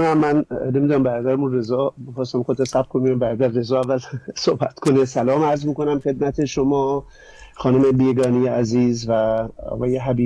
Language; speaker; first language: Persian; native; Persian